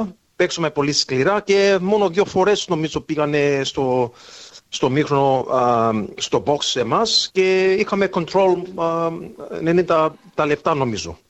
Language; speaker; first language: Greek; early bilingual, heritage; English